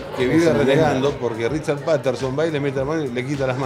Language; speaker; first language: Spanish; native; Spanish